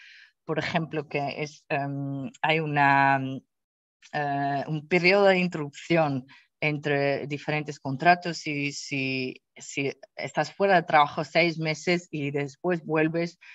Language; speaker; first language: Spanish; non-native, fluent; Dutch